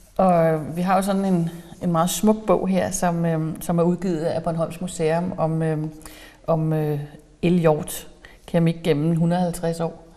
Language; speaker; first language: Danish; native; Danish